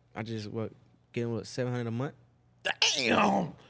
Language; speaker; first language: English; native; English